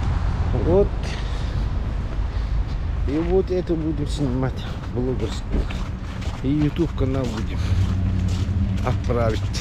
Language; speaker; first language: Russian; non-native, local second language; Yakut